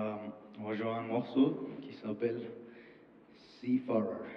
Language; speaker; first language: French; non-native, learner; Armenian